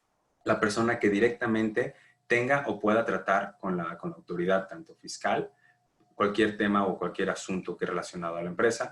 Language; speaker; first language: Spanish; native; Spanish